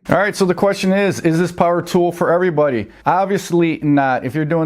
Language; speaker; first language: English; native; English